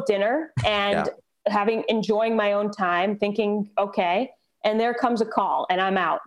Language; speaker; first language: English; native; English